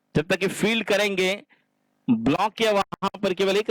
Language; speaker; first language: Hindi; non-native, local second language; Marathi